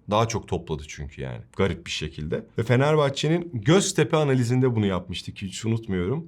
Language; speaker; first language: Turkish; native; Turkish